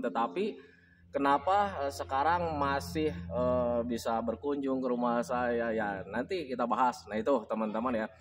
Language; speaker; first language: Indonesian; native; Indonesian